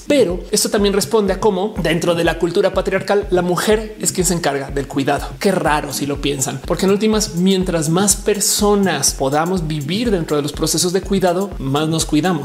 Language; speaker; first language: Spanish; native; Spanish